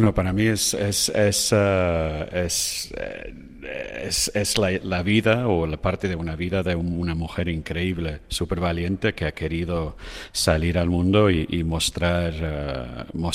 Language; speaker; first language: Spanish; non-native, fluent; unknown